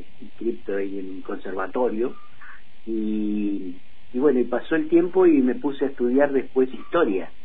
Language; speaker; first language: Spanish; native; Spanish